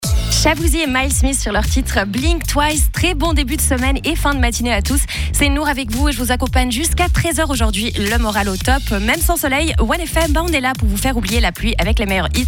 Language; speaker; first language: French; native; French